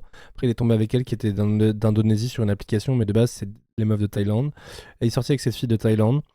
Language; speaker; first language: French; native; French